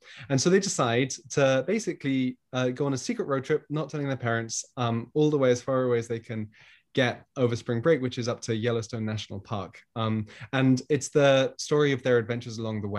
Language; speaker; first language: English; native; English